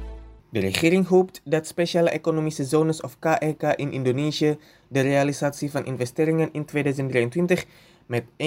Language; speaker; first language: Dutch; non-native, fluent; Indonesian